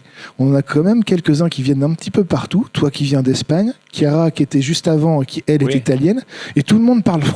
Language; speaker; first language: French; native; French